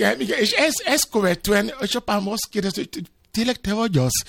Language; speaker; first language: Hungarian; non-native, fluent; Yoruba